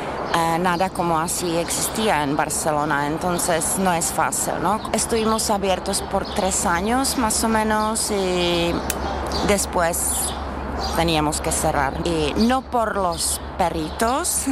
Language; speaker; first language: Spanish; non-native, learner; Czech